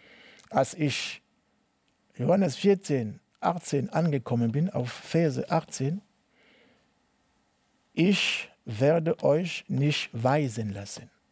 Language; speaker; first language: German; non-native, learner; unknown